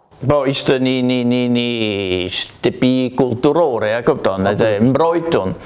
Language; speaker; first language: Albanian; non-native, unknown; German